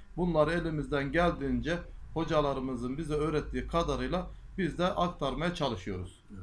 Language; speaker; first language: Turkish; non-native, local second language; Kurdish